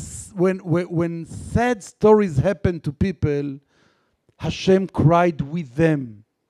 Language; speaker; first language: English; non-native, fluent; Hebrew